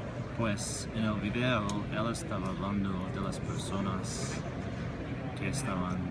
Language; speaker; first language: Spanish; non-native, fluent; English